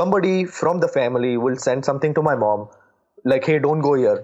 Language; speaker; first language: English; non-native, local second language; Gujarati